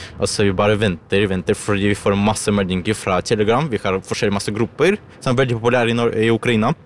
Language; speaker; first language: Norwegian; non-native, learner; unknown